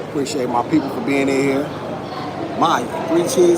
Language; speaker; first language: English; native; English